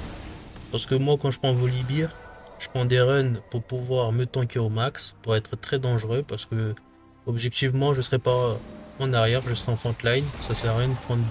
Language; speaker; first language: French; native; French